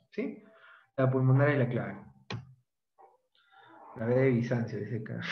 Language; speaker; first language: Spanish; native; Spanish